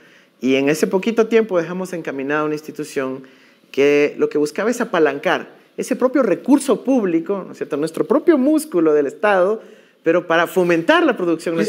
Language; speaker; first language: Spanish; native; Spanish